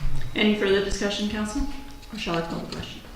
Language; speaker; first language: English; native; English